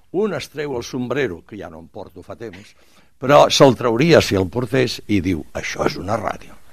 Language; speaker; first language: Catalan; native; Catalan